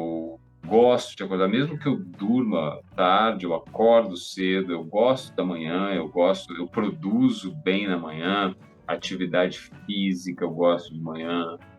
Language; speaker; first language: Portuguese; native; Portuguese